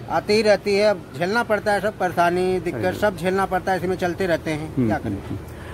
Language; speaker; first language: Hindi; native; Hindi